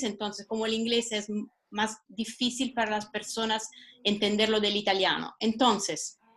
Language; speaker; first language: Spanish; non-native, learner; Italian